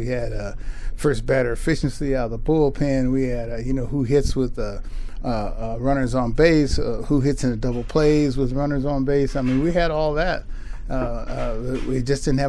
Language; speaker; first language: English; native; English